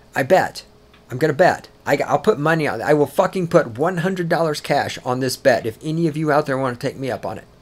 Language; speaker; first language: English; native; English